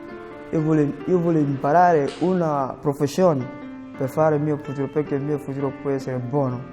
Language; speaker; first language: Italian; non-native, learner; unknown